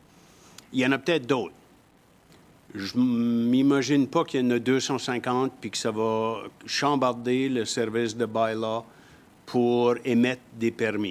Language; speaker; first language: French; native; French